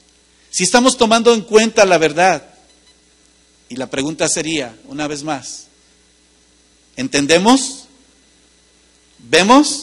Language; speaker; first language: Spanish; native; Spanish